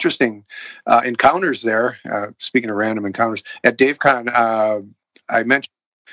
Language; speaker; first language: English; native; English